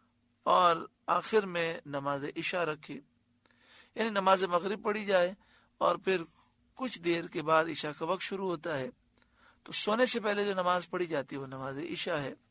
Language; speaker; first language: Urdu; native; Urdu